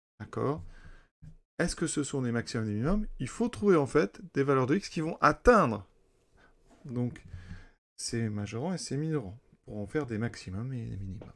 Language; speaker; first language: French; native; French